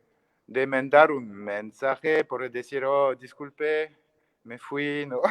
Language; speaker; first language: Spanish; non-native, learner; French